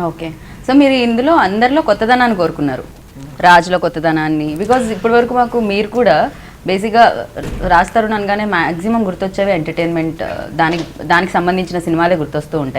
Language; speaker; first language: Telugu; native; Telugu